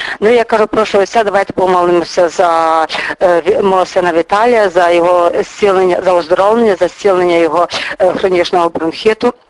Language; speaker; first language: Ukrainian; native; Ukrainian